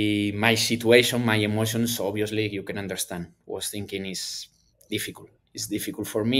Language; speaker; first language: English; non-native, learner; Spanish